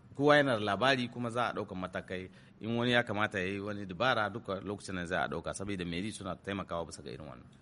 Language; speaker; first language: Hausa; native; Hausa